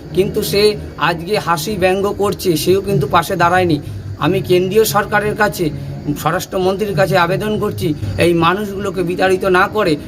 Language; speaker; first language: Bangla; native; Bangla